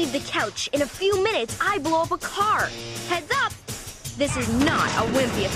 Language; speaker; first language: English; native; English